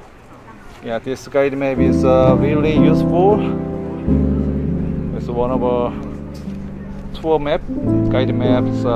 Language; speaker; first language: English; non-native, fluent; Korean